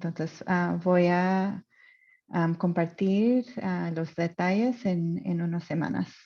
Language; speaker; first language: Spanish; non-native, fluent; English